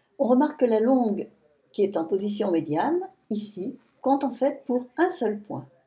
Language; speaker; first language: French; native; French